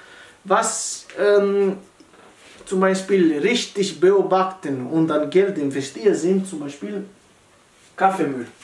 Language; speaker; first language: German; non-native, learner; Italian